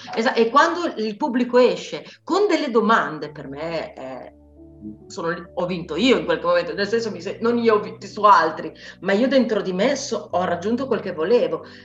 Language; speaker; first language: Italian; native; Italian